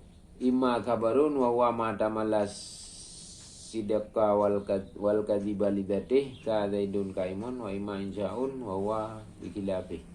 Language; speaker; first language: Arabic; non-native, fluent; Achinese